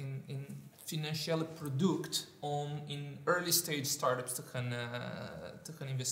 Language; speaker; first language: Dutch; non-native, fluent; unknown